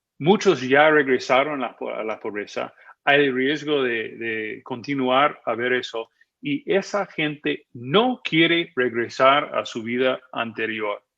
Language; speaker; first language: Spanish; non-native, fluent; English